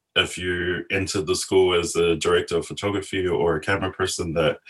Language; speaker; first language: English; native; English